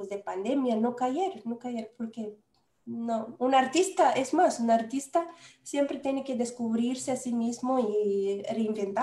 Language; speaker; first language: Spanish; non-native, fluent; Romanian